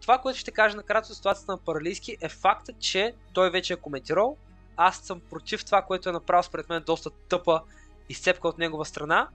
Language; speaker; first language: Bulgarian; native; Bulgarian